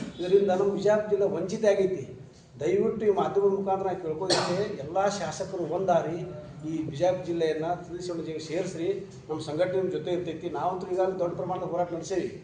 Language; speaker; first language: Kannada; native; Kannada